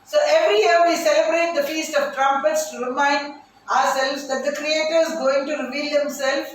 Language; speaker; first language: English; non-native, local second language; Tamil